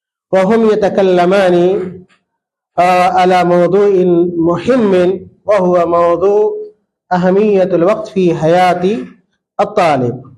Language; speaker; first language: Arabic; non-native, fluent; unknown